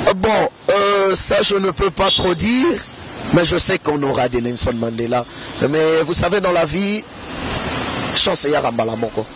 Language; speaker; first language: French; non-native, local second language; Lingala